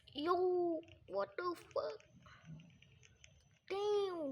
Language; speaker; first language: English; non-native, learner; Burmese